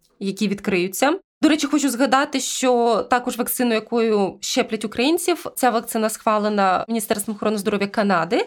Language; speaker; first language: Ukrainian; native; Ukrainian